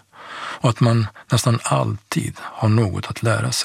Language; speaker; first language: Swedish; early bilingual, other home language; Persian